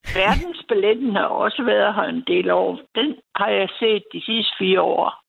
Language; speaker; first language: Danish; native; Danish